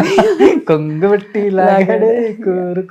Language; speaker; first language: Telugu; native; Telugu